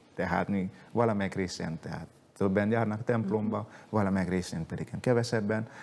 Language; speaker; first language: Hungarian; non-native, fluent; Indonesian